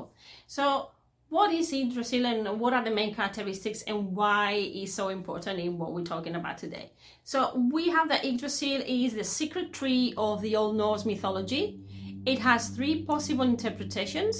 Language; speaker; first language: English; non-native, fluent; Spanish